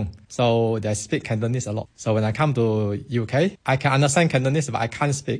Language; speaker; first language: English; non-native, local second language; Min Nan Chinese